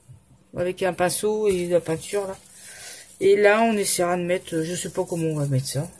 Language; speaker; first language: French; native; French